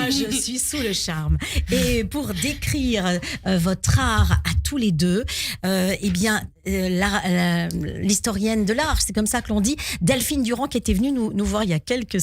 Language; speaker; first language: French; native; French